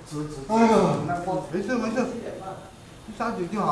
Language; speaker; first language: Chinese; native; Chinese